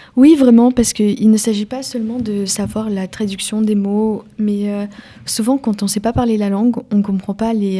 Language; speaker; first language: French; early bilingual, other home language; Ukrainian